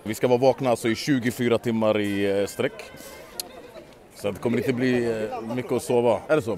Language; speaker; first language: Swedish; native; Swedish